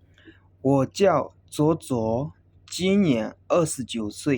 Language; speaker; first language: Chinese; non-native, fluent; Burmese